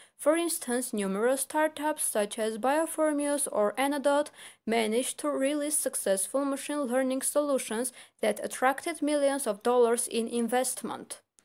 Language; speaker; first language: English; non-native, fluent; Armenian